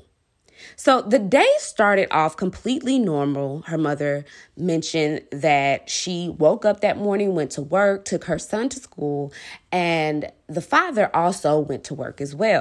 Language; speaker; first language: English; native; English